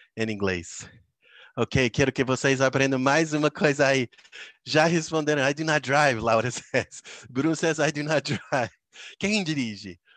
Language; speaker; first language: Portuguese; non-native, fluent; English